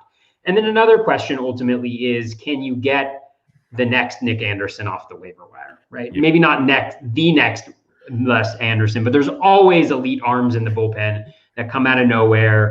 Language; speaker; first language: English; native; English